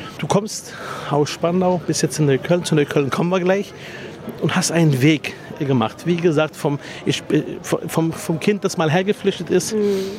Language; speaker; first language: German; early bilingual, other home language; Arabic